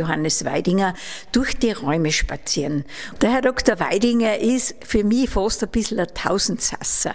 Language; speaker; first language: German; native; German